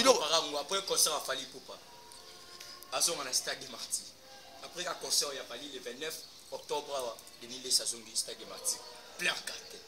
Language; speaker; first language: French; non-native, local second language; Lingala